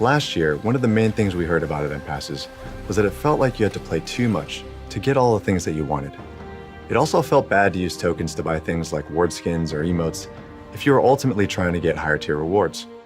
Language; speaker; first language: English; native; English